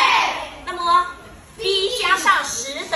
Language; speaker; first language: Chinese; native; Chinese